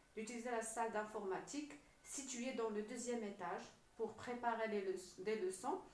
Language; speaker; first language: French; non-native, local second language; Arabic